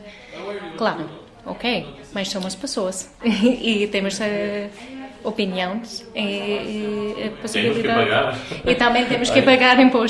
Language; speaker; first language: Portuguese; non-native, learner; English